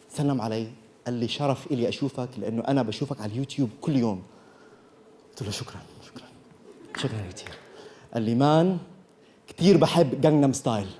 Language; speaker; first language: Arabic; early bilingual, other home language; Korean